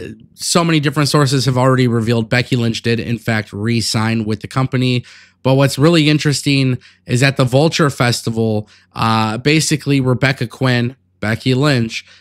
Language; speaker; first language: English; native; English